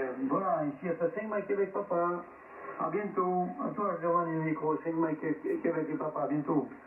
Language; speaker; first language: French; native; French